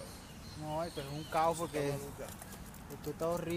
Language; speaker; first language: Spanish; native; Spanish